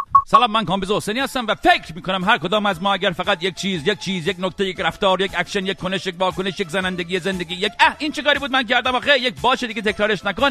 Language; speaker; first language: Persian; native; Persian